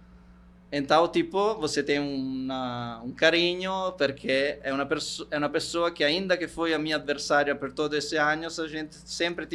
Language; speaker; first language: Portuguese; non-native, fluent; Italian